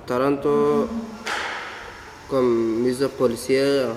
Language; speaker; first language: French; non-native, learner; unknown